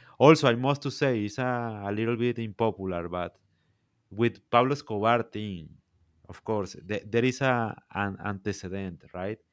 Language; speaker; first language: English; non-native, learner; Spanish